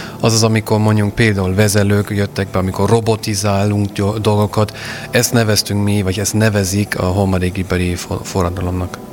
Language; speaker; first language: Hungarian; non-native, fluent; German